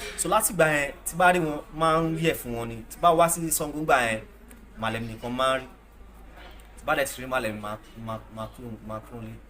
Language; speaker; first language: Yoruba; non-native, local second language; Igbo